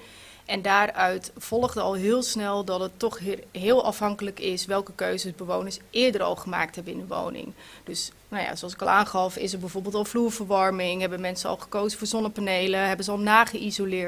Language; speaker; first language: Dutch; native; Dutch